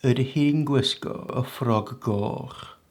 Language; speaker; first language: Welsh; non-native, local second language; English